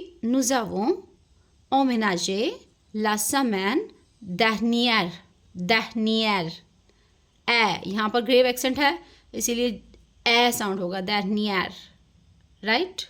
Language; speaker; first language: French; non-native, fluent; Hindi